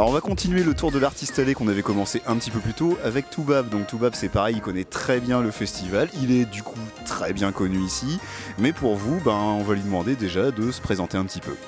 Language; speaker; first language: French; native; French